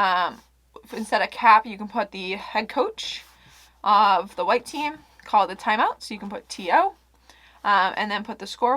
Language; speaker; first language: English; native; English